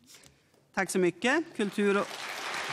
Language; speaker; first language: Swedish; native; Swedish